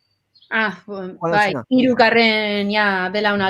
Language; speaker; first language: Basque; early bilingual, heritage; English